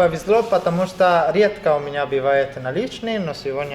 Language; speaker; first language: Russian; non-native, learner; Italian